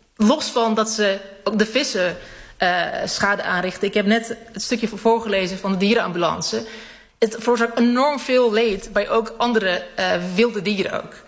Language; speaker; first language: Dutch; early bilingual, other home language; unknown